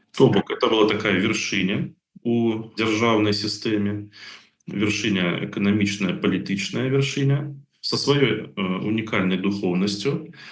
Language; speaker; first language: Belarusian; non-native, local second language; Russian